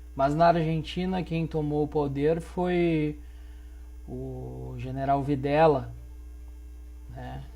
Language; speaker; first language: Portuguese; early bilingual, other home language; Spanish